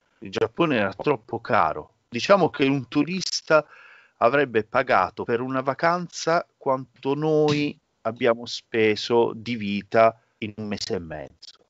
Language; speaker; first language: Italian; native; Italian